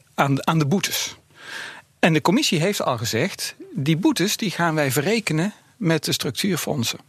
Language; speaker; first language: Dutch; native; Dutch